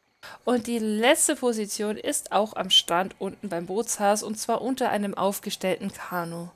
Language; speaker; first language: German; native; German